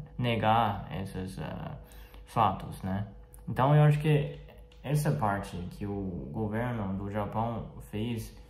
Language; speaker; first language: Portuguese; non-native, fluent; Chinese